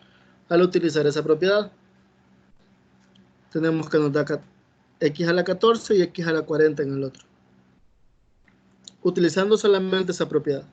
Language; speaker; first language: Spanish; native; Spanish